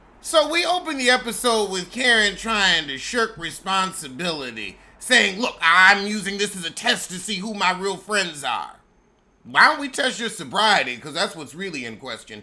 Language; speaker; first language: English; native; English